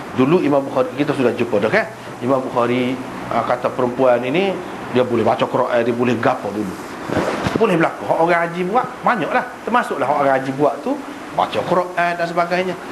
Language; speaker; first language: Malay; native; Malay